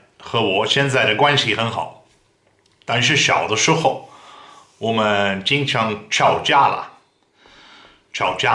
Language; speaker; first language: Chinese; non-native, fluent; Dutch